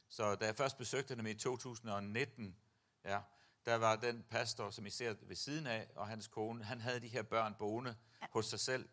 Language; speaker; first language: Danish; native; Danish